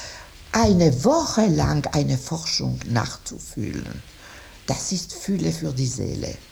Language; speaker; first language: German; non-native, local second language; French